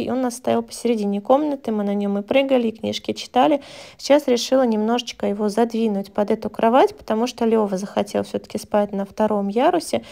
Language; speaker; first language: Russian; native; Russian